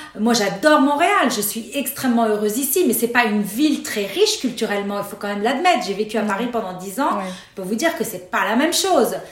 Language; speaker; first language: French; non-native, local second language; Arabic